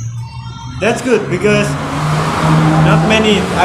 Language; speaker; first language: English; non-native, learner; Indonesian